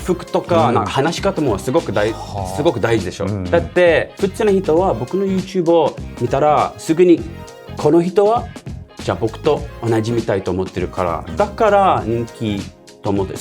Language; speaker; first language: Japanese; non-native, learner; English